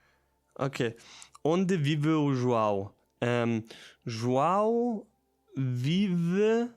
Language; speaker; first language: Portuguese; non-native, learner; German